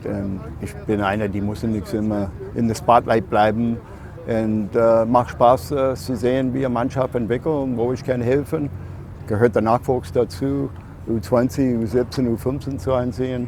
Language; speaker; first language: German; non-native, fluent; English